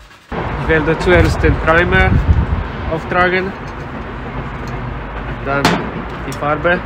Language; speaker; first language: German; non-native, fluent; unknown